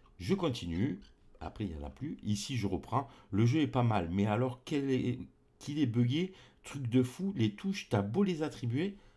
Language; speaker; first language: French; native; French